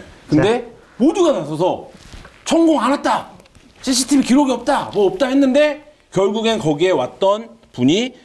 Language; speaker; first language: Korean; native; Korean